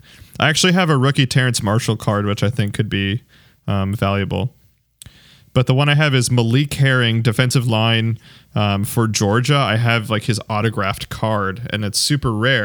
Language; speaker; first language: English; native; English